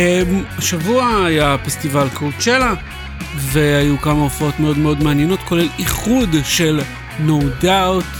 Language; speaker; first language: Hebrew; native; Hebrew